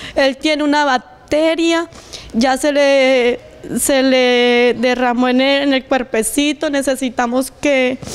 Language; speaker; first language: Spanish; native; Spanish